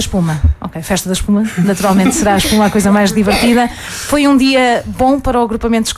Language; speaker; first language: Portuguese; native; Portuguese